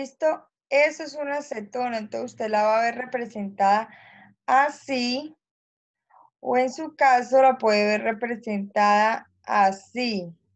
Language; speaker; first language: Spanish; native; Spanish